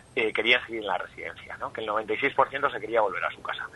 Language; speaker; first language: Spanish; native; Spanish